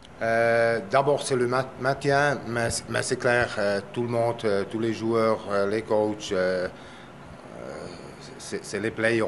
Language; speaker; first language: French; non-native, local second language; German